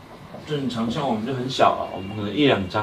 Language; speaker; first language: Chinese; native; Chinese